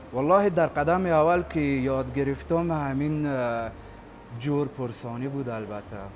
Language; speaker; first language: Persian; non-native, fluent; Arabic